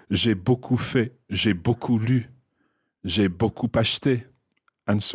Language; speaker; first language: French; non-native, fluent; English